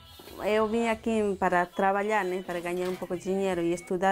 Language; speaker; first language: Portuguese; non-native, learner; Spanish